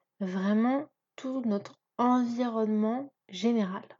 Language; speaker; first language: French; native; French